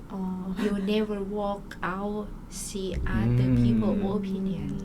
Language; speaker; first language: English; non-native, learner; Thai